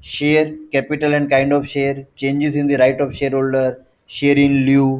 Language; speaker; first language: English; non-native, local second language; Gujarati